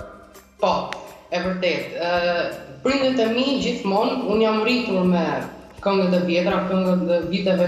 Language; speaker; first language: Albanian; early bilingual, heritage; Albanian